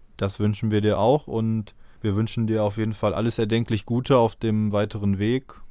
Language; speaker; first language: German; native; German